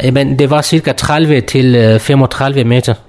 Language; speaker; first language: Danish; non-native, learner; Kurdish